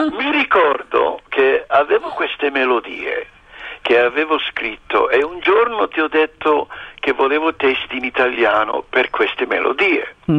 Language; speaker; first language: Italian; early bilingual, heritage; Italian